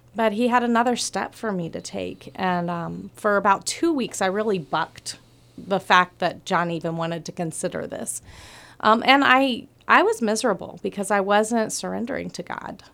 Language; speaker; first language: English; native; English